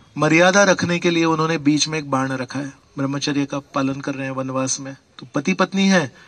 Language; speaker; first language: Hindi; non-native, local second language; Marathi